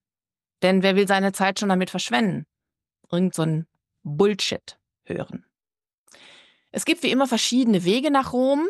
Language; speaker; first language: German; native; German